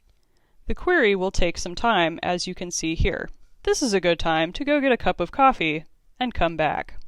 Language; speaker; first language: English; native; English